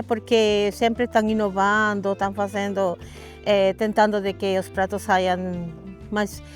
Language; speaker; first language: Portuguese; non-native, fluent; Spanish